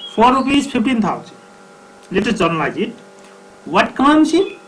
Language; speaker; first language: English; non-native, local second language; Nepali